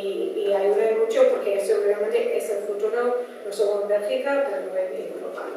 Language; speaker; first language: Spanish; non-native, fluent; Dutch